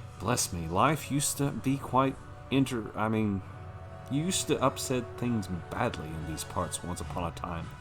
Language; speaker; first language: English; native; English